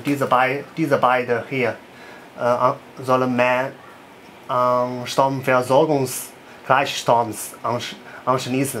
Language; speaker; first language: German; non-native, learner; Chinese